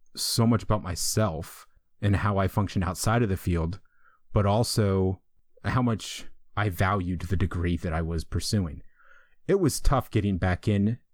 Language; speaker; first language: English; native; English